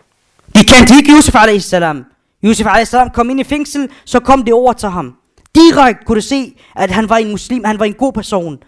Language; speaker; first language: Danish; non-native, fluent; Arabic